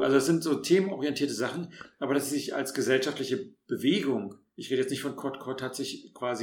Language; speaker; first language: German; native; German